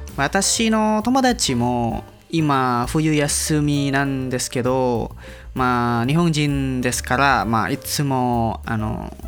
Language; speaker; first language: Japanese; non-native, learner; Indonesian